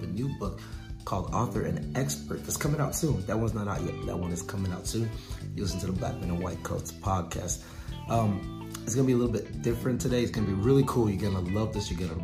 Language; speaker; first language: English; native; English